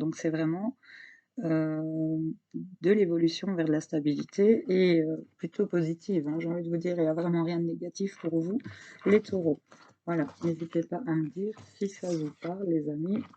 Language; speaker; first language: French; native; French